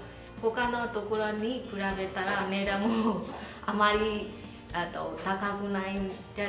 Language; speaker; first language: Japanese; non-native, learner; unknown